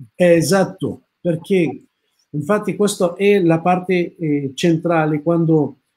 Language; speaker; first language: Italian; non-native, fluent; Arabic